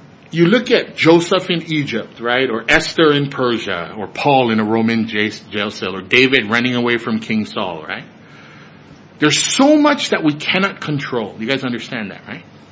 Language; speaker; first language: English; native; English